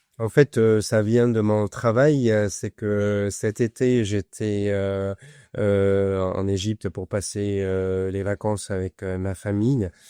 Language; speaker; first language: French; non-native, fluent; Arabic